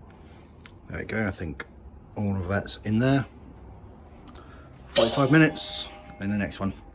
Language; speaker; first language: English; native; English